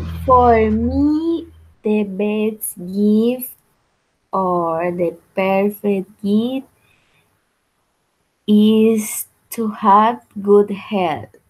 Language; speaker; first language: English; non-native, learner; Spanish